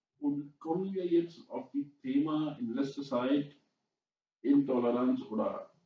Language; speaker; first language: German; non-native, fluent; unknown